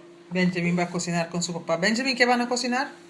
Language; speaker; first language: Spanish; non-native, fluent; Papiamento